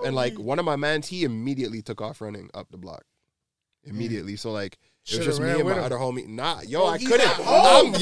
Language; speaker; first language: English; native; English